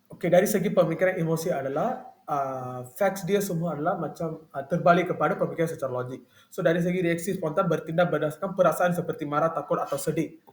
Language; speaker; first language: Malay; non-native, local second language; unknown